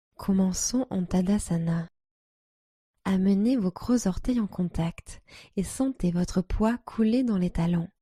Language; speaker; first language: French; native; French